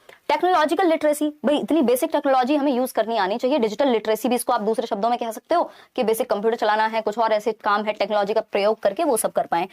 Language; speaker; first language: Hindi; native; Hindi